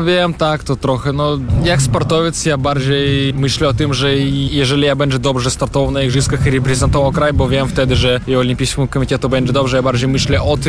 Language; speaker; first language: Polish; non-native, fluent; Russian